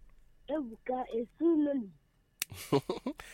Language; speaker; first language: French; non-native, learner; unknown